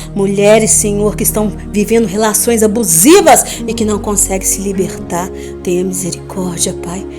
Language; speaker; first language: Portuguese; native; Portuguese